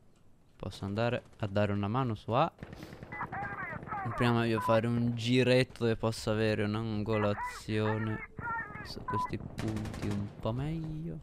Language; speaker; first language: Italian; native; Italian